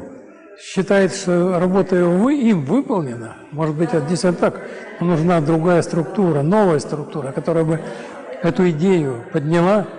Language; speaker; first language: Russian; native; Russian